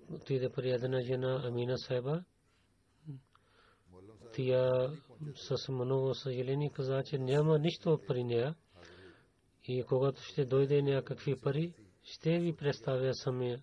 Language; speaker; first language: Bulgarian; non-native, fluent; Urdu